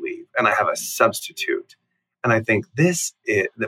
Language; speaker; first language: English; native; English